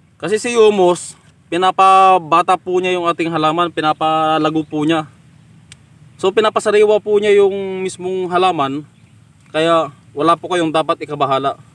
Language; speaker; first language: Filipino; non-native, local second language; Iloko